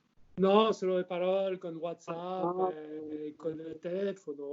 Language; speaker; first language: Italian; non-native, learner; French